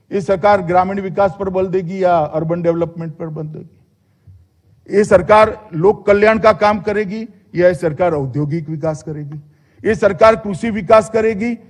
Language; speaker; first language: Hindi; non-native, local second language; Gujarati